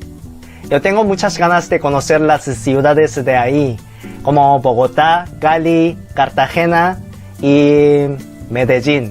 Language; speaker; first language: Spanish; non-native, fluent; Korean